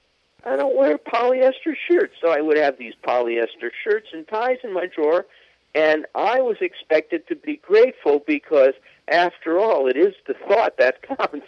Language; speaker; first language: English; native; English